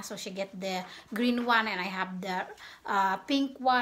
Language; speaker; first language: English; non-native, local second language; Filipino